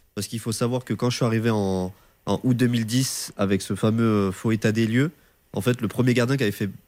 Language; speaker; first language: French; native; French